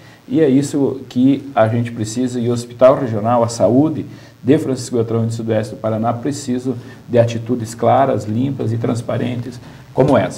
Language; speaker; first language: Portuguese; native; Portuguese